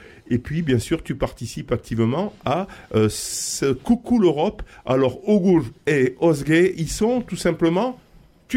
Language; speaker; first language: French; native; French